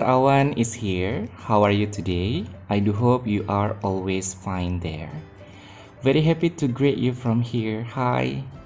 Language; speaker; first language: English; non-native, fluent; Indonesian